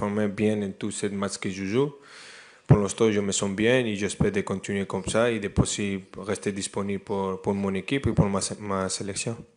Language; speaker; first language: French; non-native, fluent; Spanish